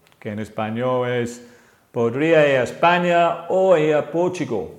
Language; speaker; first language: Spanish; non-native, fluent; English